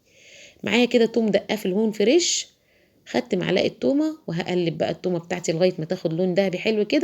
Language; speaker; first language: Arabic; native; Arabic